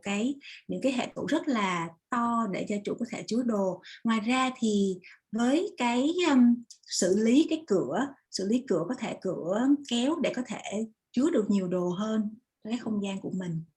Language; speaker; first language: Vietnamese; native; Vietnamese